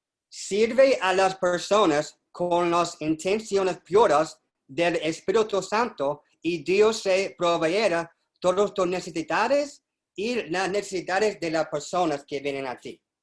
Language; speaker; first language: Spanish; non-native, learner; English